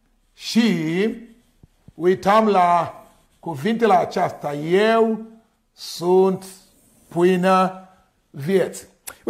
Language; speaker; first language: Romanian; non-native, learner; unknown